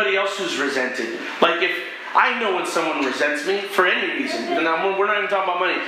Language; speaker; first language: English; native; English